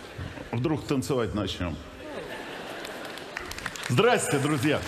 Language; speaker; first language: Russian; native; Russian